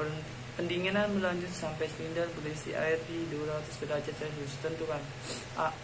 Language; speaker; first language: Indonesian; native; Indonesian